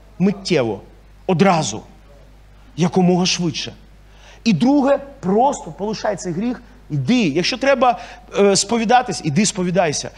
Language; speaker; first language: Ukrainian; non-native, local second language; Russian